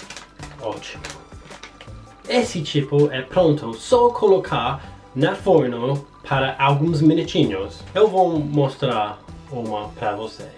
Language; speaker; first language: Portuguese; non-native, learner; English